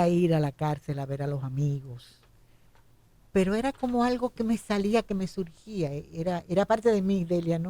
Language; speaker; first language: Spanish; native; Spanish